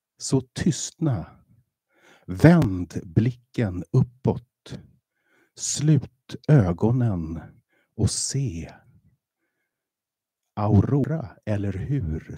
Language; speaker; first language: Swedish; native; Swedish